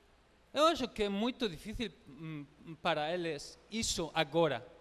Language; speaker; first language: Portuguese; non-native, learner; Spanish